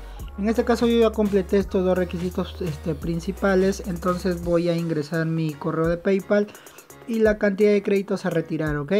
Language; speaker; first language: Spanish; native; Spanish